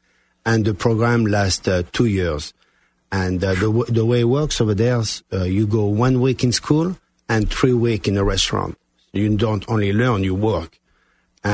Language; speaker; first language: English; non-native, fluent; French